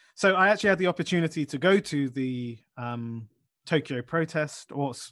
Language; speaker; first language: English; native; English